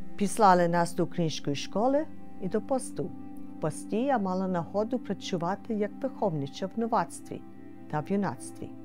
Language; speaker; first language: Ukrainian; early bilingual, heritage; Ukrainian